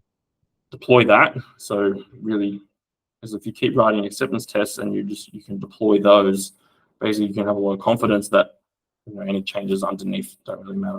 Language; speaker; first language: English; native; English